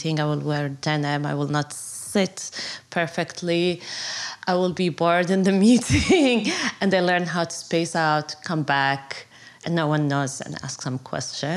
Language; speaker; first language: English; non-native, fluent; Arabic